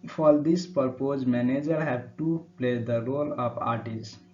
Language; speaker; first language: English; non-native, local second language; Nepali